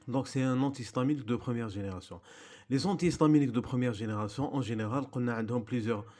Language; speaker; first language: French; non-native, local second language; Arabic